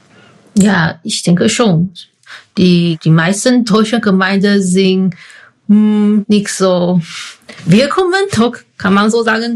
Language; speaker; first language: German; non-native, fluent; Chinese